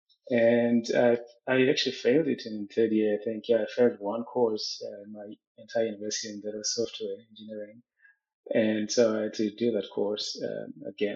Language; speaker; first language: English; non-native, local second language; Swati